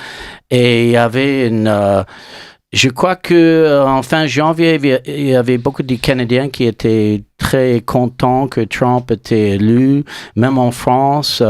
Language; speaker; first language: French; non-native, learner; English